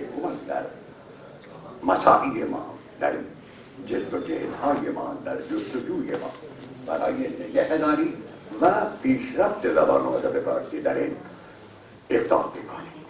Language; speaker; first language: Persian; non-native, fluent; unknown